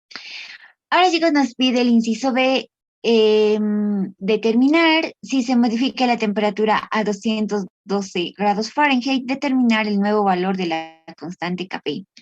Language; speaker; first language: Spanish; native; Spanish